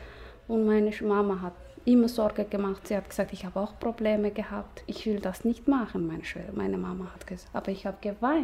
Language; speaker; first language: German; non-native, learner; Somali